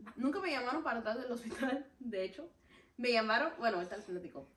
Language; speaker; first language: Spanish; early bilingual, heritage; Spanish